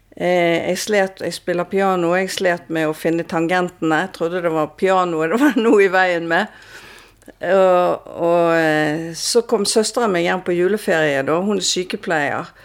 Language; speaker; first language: Norwegian; native; Norwegian